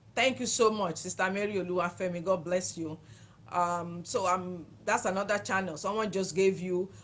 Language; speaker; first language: English; non-native, local second language; Yoruba